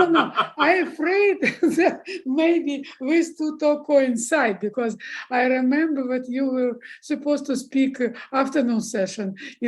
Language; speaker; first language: English; non-native, fluent; Russian